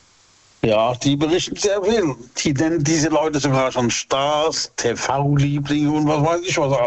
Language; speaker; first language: German; native; German